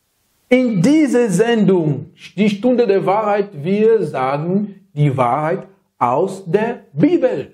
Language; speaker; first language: German; non-native, learner; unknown